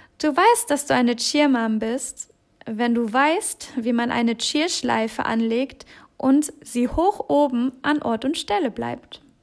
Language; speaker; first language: German; native; German